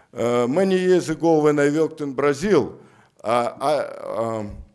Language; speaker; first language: English; non-native, fluent; Russian